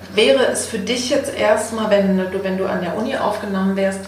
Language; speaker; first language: German; native; German